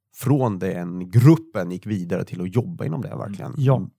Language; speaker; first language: Swedish; native; Swedish